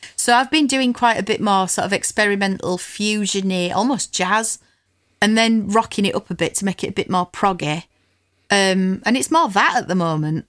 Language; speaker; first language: English; native; English